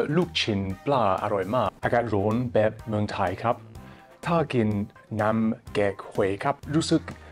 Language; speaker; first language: Thai; non-native, fluent; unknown